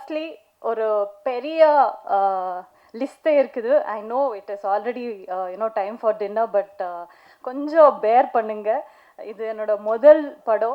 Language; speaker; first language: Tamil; non-native, learner; Kannada